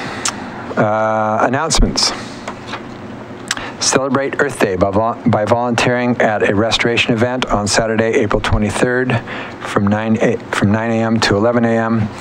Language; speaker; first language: English; native; English